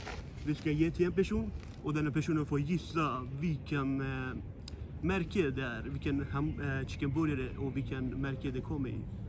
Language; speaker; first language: Swedish; early bilingual, other home language; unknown